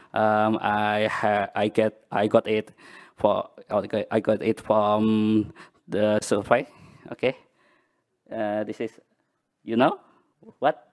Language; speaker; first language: English; non-native, learner; Banjar